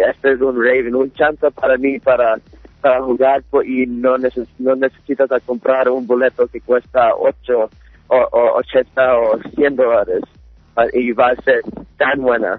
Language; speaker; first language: Spanish; early bilingual, heritage; English